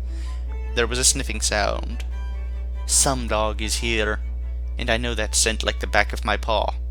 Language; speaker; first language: English; native; English